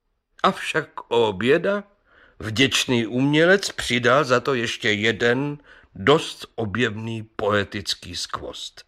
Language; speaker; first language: Czech; native; Czech